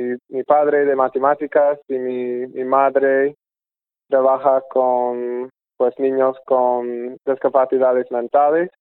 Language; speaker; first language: Spanish; non-native, fluent; English